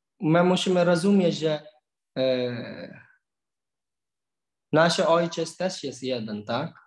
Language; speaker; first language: Polish; non-native, learner; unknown